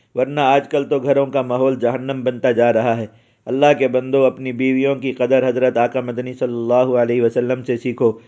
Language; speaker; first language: Urdu; native; Urdu